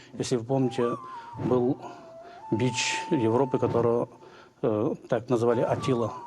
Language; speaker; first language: Russian; non-native, local second language; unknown